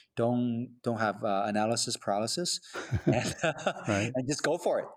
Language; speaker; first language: English; early bilingual, other home language; Chinese